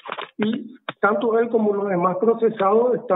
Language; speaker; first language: Spanish; native; Spanish